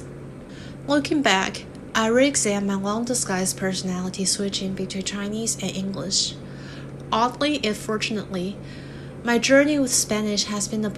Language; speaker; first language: English; non-native, fluent; Chinese